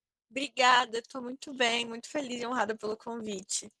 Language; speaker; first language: Portuguese; native; Portuguese